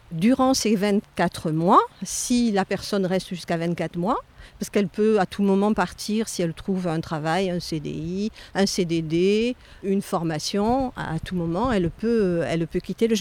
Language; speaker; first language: French; native; French